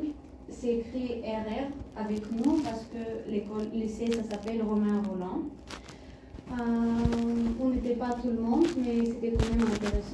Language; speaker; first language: French; non-native, learner; Bulgarian